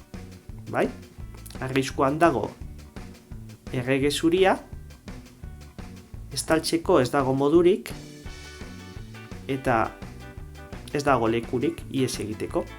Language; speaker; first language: Basque; non-native, local second language; Spanish